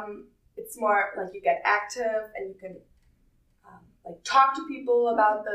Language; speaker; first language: English; non-native, fluent; German